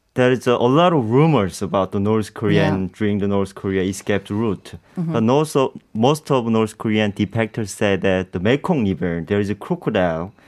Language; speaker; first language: English; non-native, learner; Korean